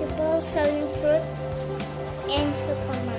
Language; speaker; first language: English; non-native, learner; Indonesian